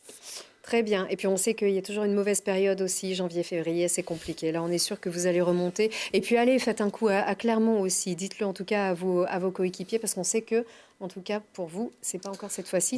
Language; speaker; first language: French; native; French